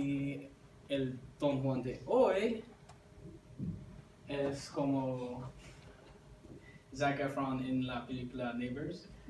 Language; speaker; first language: Spanish; non-native, learner; English